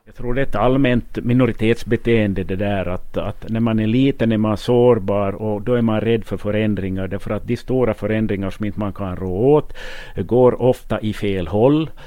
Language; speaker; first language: Swedish; native; Swedish